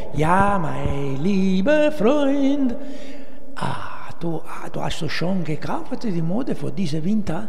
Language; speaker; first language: German; non-native, learner; Italian